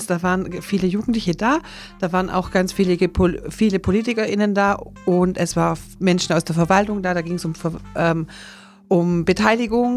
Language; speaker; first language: German; native; German